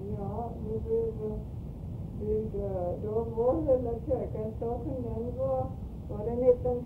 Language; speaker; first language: Swedish; early bilingual, heritage; Swedish